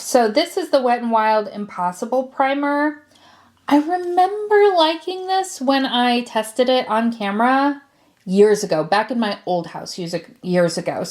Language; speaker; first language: English; native; English